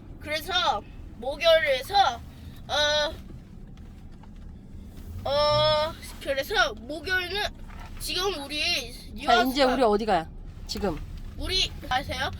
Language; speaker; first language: Korean; early bilingual, heritage; Korean